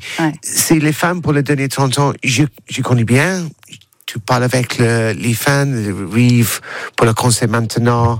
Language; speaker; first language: French; non-native, learner; English